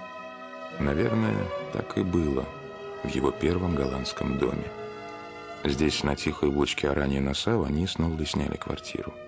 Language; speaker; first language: Russian; native; Russian